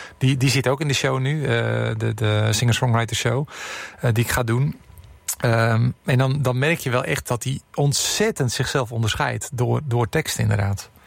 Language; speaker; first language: Dutch; native; Dutch